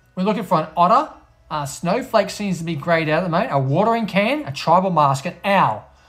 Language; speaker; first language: English; native; English